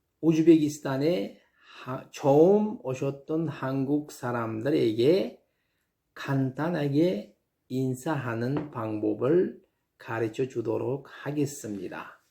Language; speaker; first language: Korean; non-native, learner; Uzbek